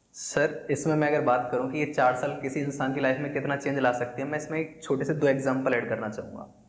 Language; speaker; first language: Hindi; native; Hindi